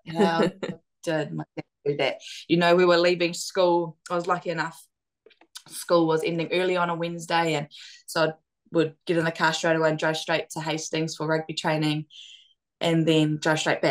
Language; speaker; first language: English; native; English